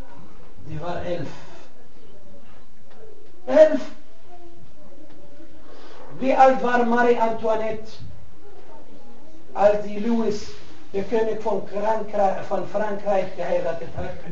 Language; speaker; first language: German; non-native, fluent; Arabic